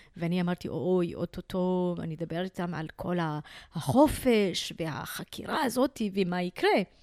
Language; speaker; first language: Hebrew; non-native, local second language; Arabic